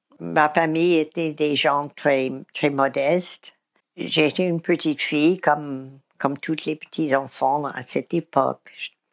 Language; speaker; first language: French; non-native, fluent; English